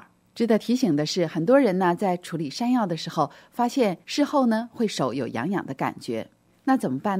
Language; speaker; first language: Chinese; native; Chinese